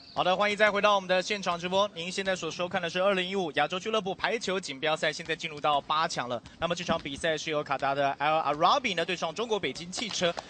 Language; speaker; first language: Chinese; native; Chinese